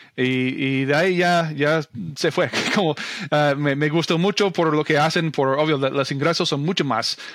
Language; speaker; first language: Spanish; non-native, fluent; English